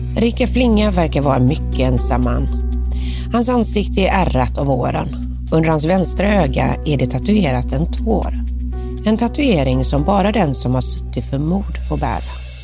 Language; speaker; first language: Swedish; native; Swedish